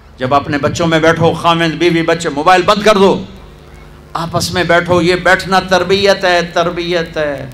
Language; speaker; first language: Urdu; non-native, local second language; Punjabi